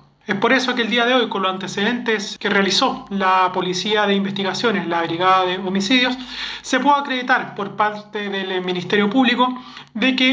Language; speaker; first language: Spanish; native; Spanish